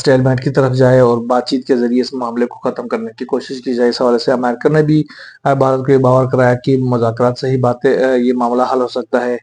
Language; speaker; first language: Urdu; native; Urdu